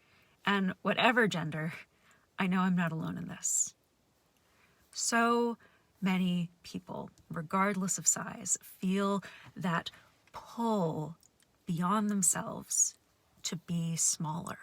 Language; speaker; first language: English; native; English